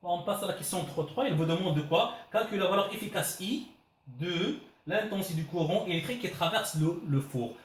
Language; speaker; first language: French; non-native, local second language; Arabic